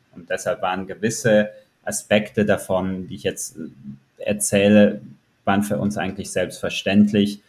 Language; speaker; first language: German; native; German